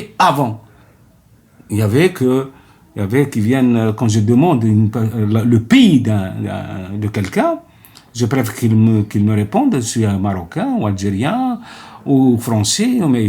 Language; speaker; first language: French; non-native, local second language; Arabic